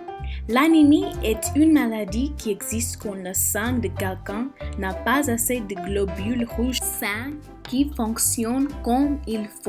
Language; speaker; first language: French; non-native, learner; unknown